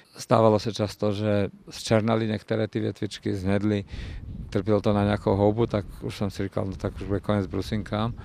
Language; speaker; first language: Czech; native; Czech